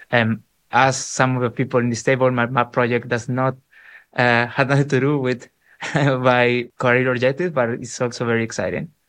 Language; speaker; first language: English; non-native, fluent; Spanish